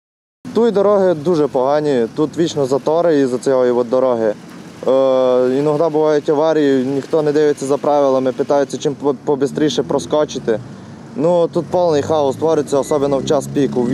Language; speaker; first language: Ukrainian; native; Ukrainian